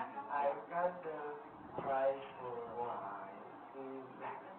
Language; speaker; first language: English; non-native, learner; Chinese